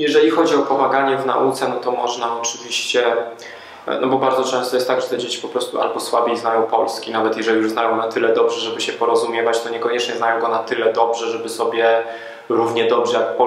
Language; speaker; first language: Polish; native; Polish